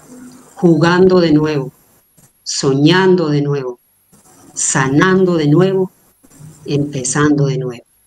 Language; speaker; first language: Spanish; native; Spanish